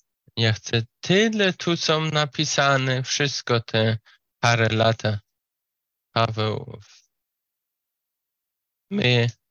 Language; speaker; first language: Polish; non-native, learner; Slovak